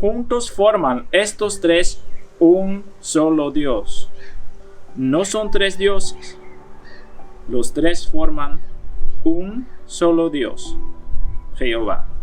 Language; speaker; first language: Spanish; non-native, fluent; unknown